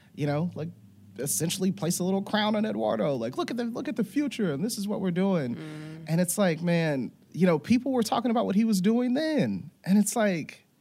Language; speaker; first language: English; native; English